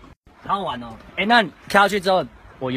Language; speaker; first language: Chinese; native; Chinese